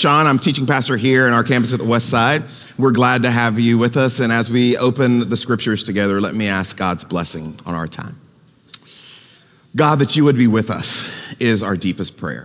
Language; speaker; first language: English; native; English